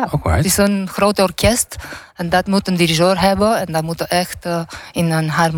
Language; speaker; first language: Dutch; non-native, learner; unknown